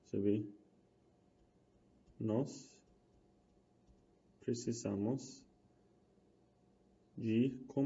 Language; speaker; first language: Portuguese; non-native, fluent; English